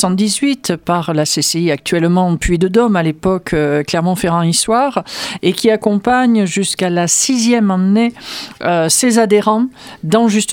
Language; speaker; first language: French; native; French